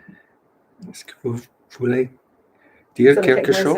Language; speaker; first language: French; non-native, learner; English